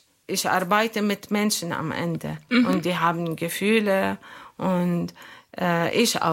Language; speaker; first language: German; non-native, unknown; Arabic